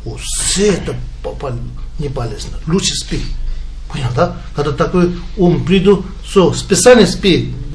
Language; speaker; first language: Russian; non-native, learner; Tibetan